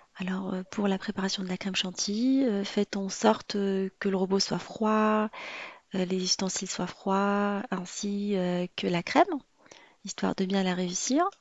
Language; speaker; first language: French; non-native, local second language; Arabic